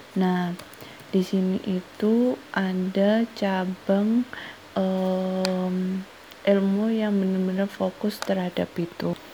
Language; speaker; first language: Indonesian; native; Indonesian